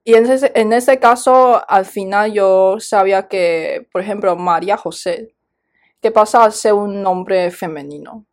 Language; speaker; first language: Spanish; non-native, fluent; Chinese